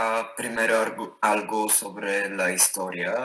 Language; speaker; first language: Spanish; non-native, learner; Bulgarian